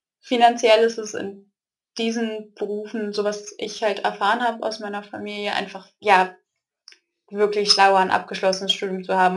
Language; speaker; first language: German; native; German